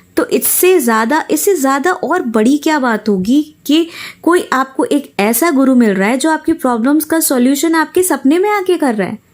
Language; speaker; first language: Hindi; native; Hindi